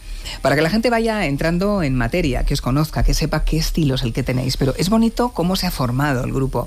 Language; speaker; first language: Spanish; native; Spanish